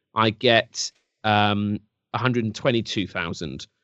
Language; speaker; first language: English; native; English